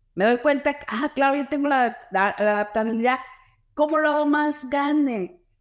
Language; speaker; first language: Spanish; native; Spanish